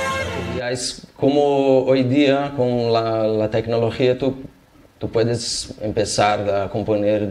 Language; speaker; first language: Spanish; non-native, fluent; Portuguese